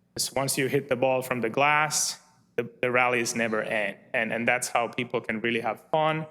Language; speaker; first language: English; non-native, fluent; Finnish